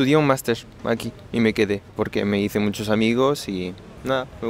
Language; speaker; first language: Spanish; non-native, fluent; French